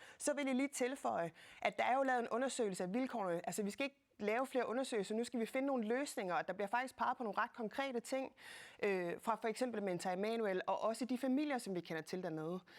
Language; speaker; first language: Danish; early bilingual, other home language; Kalaallisut